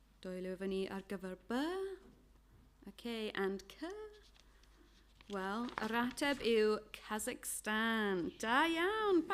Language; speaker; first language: Welsh; non-native, fluent; English